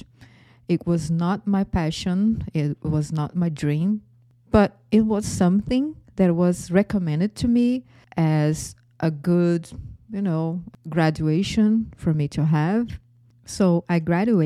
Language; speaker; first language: English; non-native, fluent; Portuguese